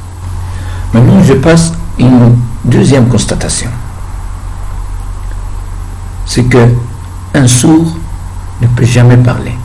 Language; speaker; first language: French; non-native, fluent; Arabic